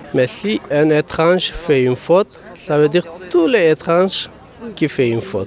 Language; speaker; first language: French; non-native, learner; Kurdish